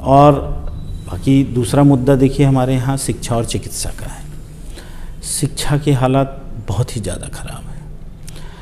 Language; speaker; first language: Hindi; native; Hindi